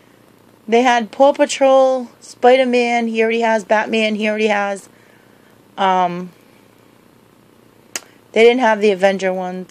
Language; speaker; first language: English; native; English